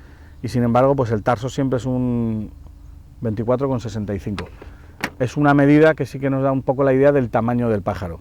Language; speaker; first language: Spanish; native; Spanish